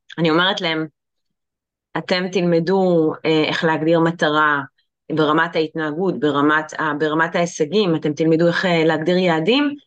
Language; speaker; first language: Hebrew; early bilingual, other home language; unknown